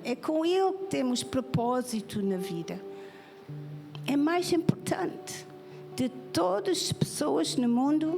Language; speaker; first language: Portuguese; non-native, fluent; English